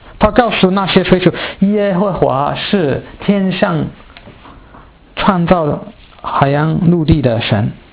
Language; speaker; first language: Chinese; non-native, fluent; English